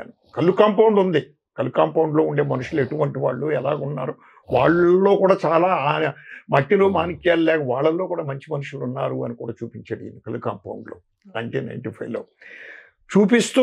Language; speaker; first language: Telugu; native; Telugu